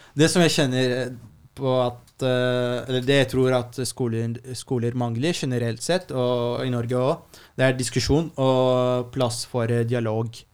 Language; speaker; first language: Norwegian; non-native, fluent; Arabic